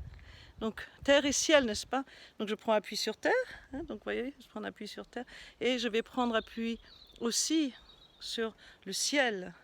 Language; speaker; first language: French; native; French